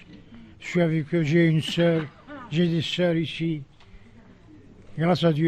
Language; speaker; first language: French; non-native, local second language; Arabic